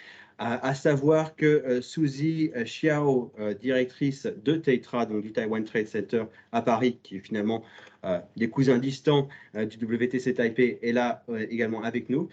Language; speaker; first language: French; native; French